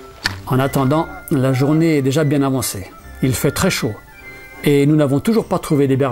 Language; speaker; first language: French; native; French